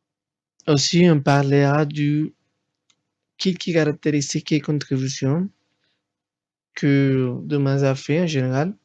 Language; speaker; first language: French; non-native, learner; Spanish